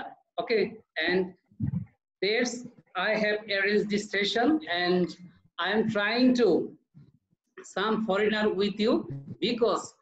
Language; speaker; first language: English; non-native, learner; Bangla